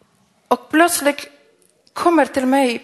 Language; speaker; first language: Swedish; non-native, fluent; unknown